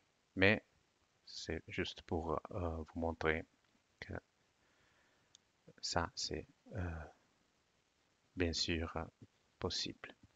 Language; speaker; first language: French; non-native, fluent; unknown